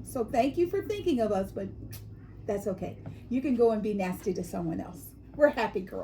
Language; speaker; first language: English; native; English